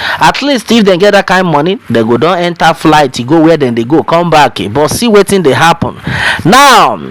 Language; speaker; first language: Nigerian Pidgin; non-native, local second language; Yoruba